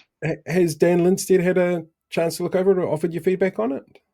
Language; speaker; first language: English; native; English